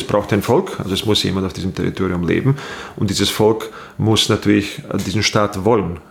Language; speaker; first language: German; non-native, fluent; Bosnian